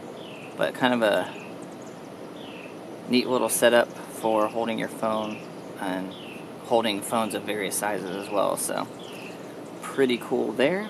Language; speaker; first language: English; native; English